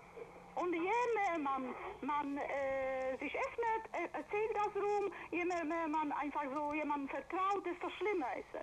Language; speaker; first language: German; non-native, fluent; Polish